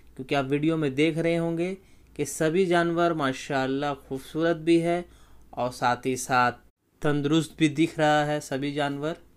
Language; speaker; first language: Hindi; native; Hindi